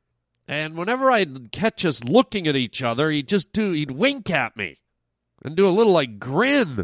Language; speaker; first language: English; native; English